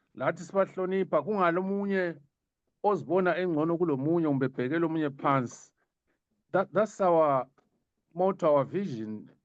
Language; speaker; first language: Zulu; native; Zulu